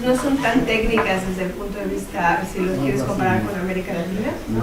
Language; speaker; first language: Spanish; native; Spanish